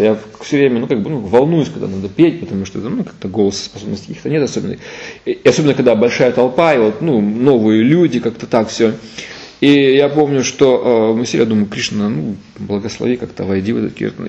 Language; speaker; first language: Russian; native; Russian